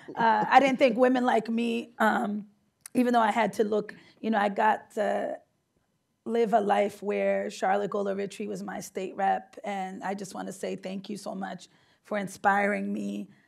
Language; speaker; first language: English; native; English